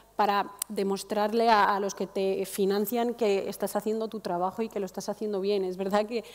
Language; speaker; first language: Spanish; non-native, fluent; Arabic